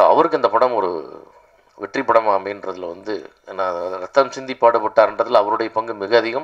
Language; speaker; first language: Tamil; native; Tamil